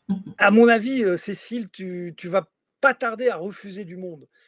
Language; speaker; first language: French; native; French